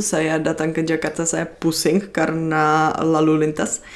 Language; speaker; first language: Indonesian; non-native, fluent; Czech